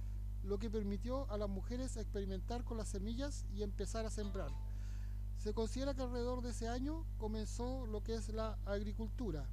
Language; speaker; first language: Spanish; native; Spanish